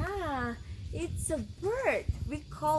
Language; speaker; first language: English; non-native, learner; Indonesian